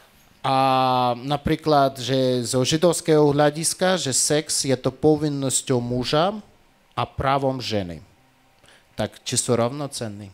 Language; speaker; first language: Slovak; non-native, fluent; Russian